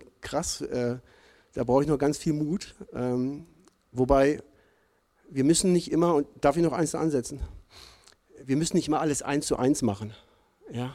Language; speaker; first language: German; native; German